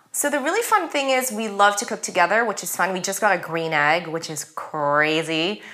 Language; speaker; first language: English; early bilingual, other home language; German